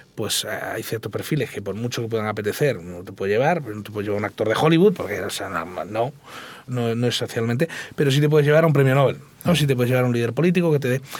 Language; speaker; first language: Spanish; native; Spanish